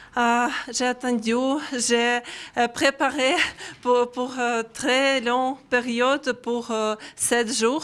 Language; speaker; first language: French; non-native, learner; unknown